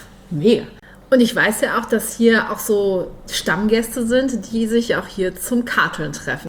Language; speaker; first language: German; native; German